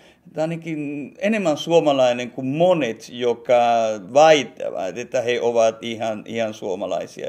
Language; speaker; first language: Finnish; non-native, fluent; Spanish